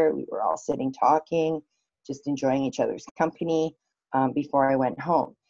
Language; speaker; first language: English; native; English